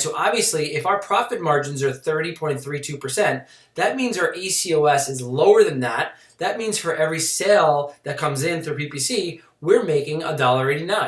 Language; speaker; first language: English; native; English